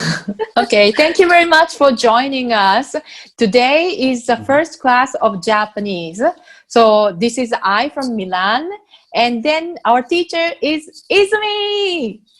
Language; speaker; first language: English; non-native, fluent; Japanese